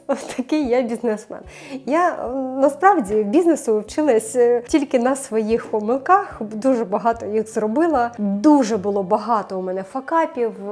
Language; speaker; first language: Ukrainian; non-native, local second language; Russian